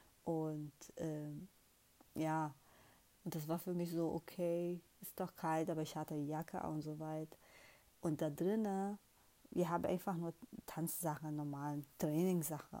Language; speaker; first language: German; non-native, fluent; Portuguese